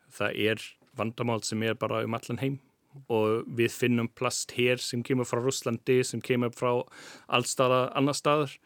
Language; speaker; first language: Icelandic; non-native, fluent; German